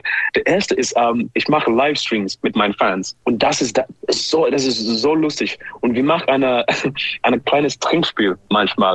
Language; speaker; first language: German; non-native, learner; English